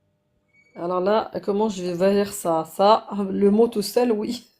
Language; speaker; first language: French; native; French